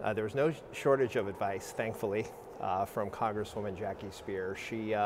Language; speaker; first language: English; native; English